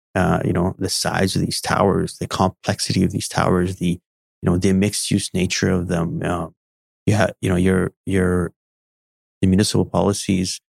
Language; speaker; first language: English; early bilingual, other home language; Arabic